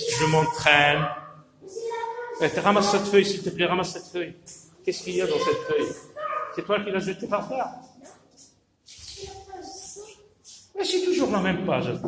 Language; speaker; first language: French; non-native, local second language; Arabic